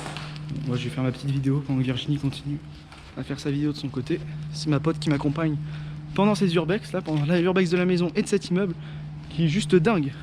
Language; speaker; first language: French; native; French